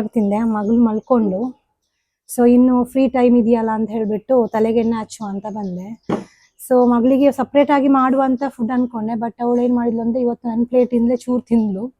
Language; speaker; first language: Kannada; non-native, local second language; Tulu